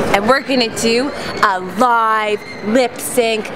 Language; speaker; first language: English; native; English